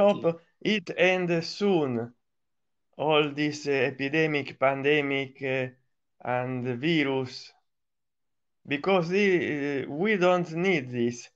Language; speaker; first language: English; non-native, learner; Italian